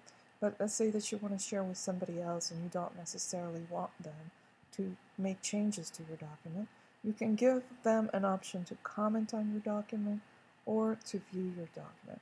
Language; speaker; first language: English; native; English